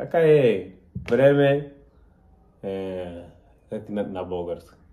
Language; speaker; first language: Bulgarian; non-native, learner; Portuguese